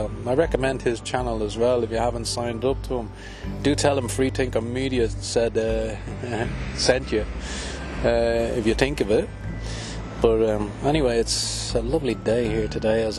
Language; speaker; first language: English; native; English